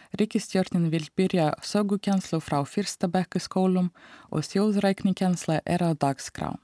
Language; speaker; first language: Icelandic; non-native, fluent; Russian